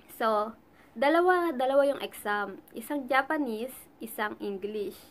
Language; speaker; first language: Filipino; native; Filipino